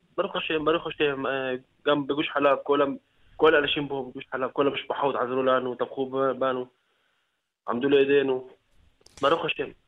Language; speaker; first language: Hebrew; non-native, local second language; Arabic